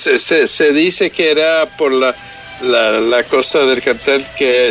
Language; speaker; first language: Spanish; early bilingual, heritage; English